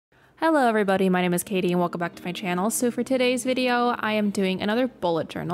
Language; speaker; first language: English; native; English